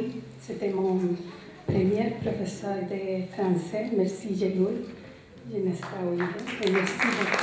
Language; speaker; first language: French; non-native, fluent; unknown